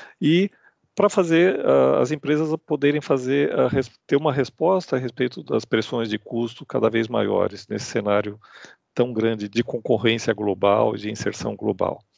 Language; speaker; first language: Portuguese; native; Portuguese